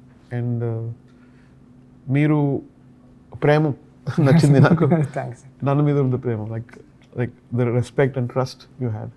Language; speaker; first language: Telugu; non-native, learner; Tamil